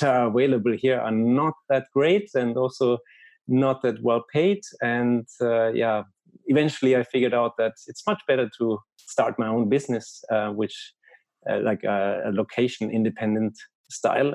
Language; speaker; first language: English; non-native, fluent; German